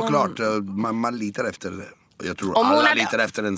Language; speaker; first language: Swedish; non-native, fluent; Italian